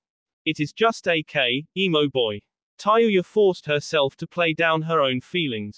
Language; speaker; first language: English; native; English